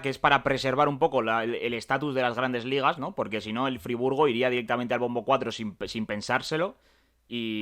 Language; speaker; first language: Spanish; native; Spanish